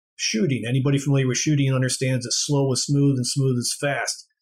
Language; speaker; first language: English; native; English